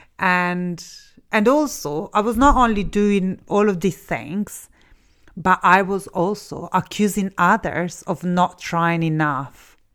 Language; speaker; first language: English; non-native, fluent; Italian